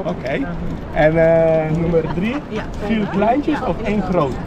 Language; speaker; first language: Dutch; non-native, learner; Polish